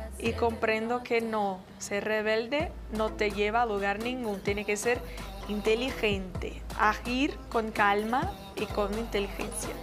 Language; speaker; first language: Spanish; non-native, fluent; Portuguese